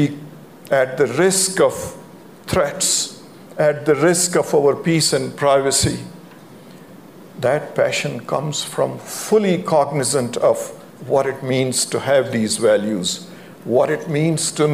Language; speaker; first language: English; non-native, local second language; Punjabi